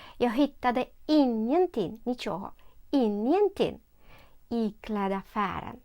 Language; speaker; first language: Swedish; non-native, fluent; Ukrainian